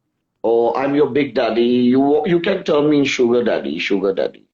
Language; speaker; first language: English; non-native, local second language; Hindi